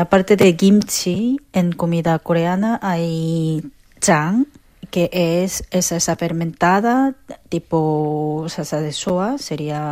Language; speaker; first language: Spanish; non-native, learner; Korean